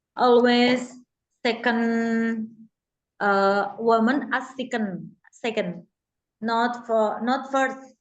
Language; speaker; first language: English; non-native, learner; Indonesian